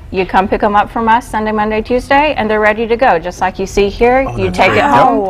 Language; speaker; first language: English; native; English